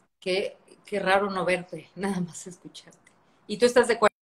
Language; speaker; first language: Spanish; native; Spanish